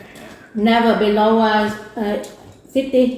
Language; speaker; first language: English; non-native, learner; Vietnamese